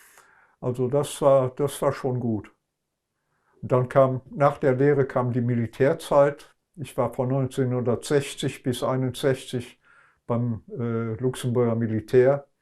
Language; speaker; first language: German; non-native, local second language; Luxembourgish